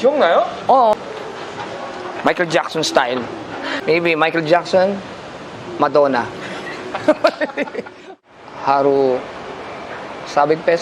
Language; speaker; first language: Korean; non-native, learner; Filipino